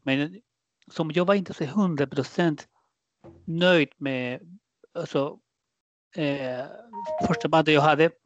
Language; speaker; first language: Swedish; non-native, fluent; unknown